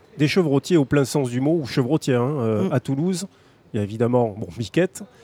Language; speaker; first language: French; native; French